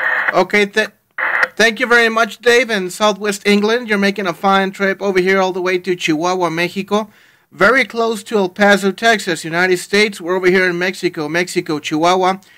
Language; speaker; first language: English; non-native, fluent; Spanish